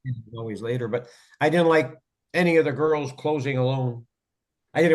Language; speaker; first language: English; native; English